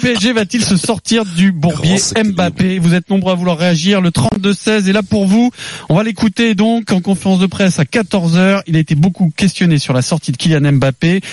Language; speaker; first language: French; native; French